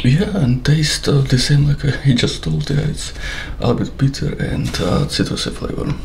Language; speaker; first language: English; non-native, learner; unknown